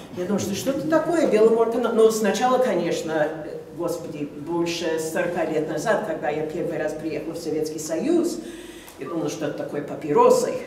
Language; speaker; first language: Russian; non-native, fluent; English